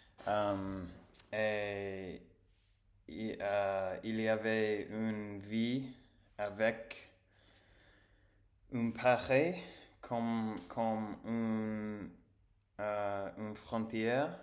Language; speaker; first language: French; non-native, learner; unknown